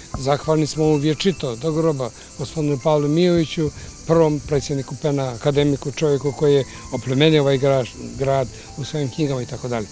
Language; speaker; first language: Bosnian; native; Bosnian